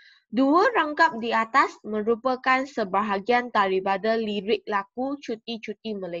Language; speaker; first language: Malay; non-native, local second language; Chinese